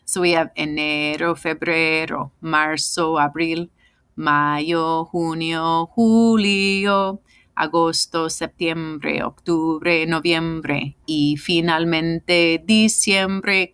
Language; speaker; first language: Spanish; non-native, fluent; English